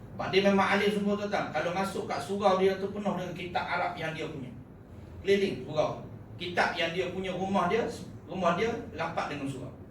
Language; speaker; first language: Malay; native; Malay